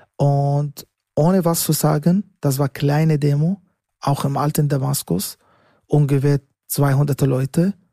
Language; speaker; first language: German; non-native, learner; Arabic